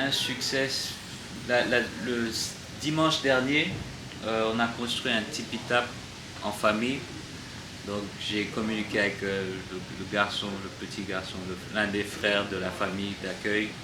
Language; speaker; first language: French; non-native, learner; English